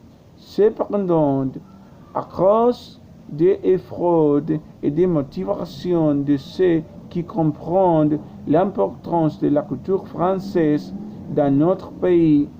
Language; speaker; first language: French; non-native, learner; Spanish